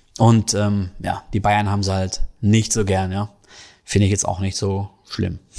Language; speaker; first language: German; native; German